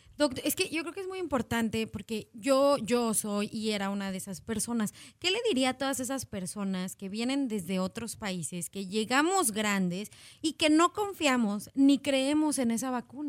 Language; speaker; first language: Spanish; native; Spanish